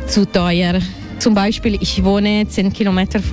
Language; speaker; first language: German; non-native, learner; Italian